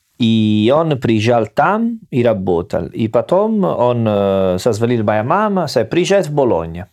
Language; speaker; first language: Russian; non-native, learner; Italian